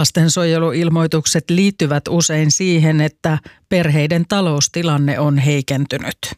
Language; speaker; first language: Finnish; native; Finnish